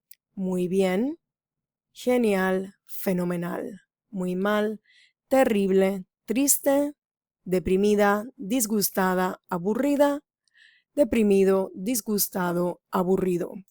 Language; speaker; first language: Spanish; non-native, fluent; English